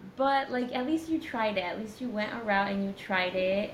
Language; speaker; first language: English; native; English